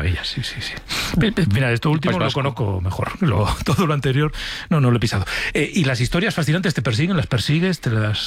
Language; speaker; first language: Spanish; native; Spanish